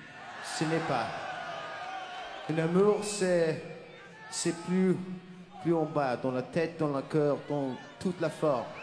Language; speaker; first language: French; non-native, fluent; English